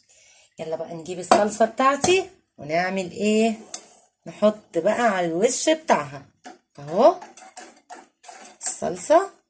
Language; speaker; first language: Arabic; native; Arabic